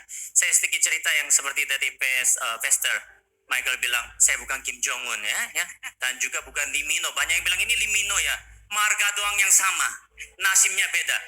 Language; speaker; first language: Indonesian; non-native, fluent; Korean